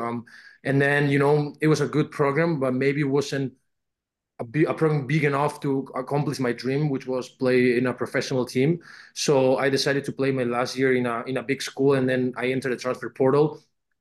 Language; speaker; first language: English; non-native, fluent; Spanish